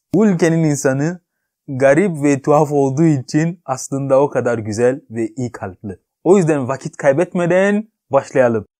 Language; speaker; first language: Turkish; non-native, fluent; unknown